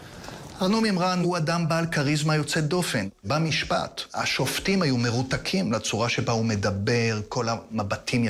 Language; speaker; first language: Hebrew; native; Hebrew